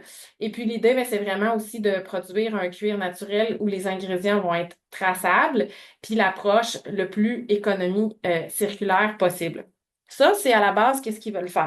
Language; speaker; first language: French; native; French